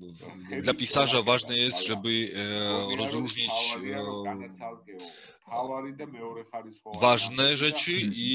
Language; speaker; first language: Polish; non-native, fluent; Georgian